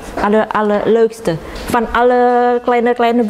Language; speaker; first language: Dutch; non-native, learner; Indonesian